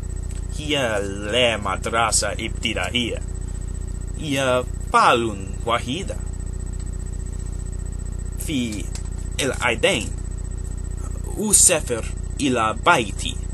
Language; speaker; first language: Arabic; non-native, learner; English